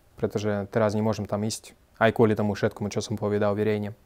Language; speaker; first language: Slovak; non-native, fluent; Russian